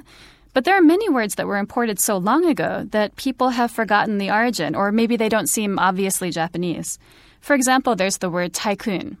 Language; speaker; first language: English; native; English